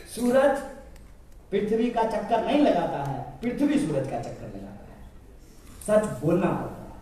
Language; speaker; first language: Hindi; native; Hindi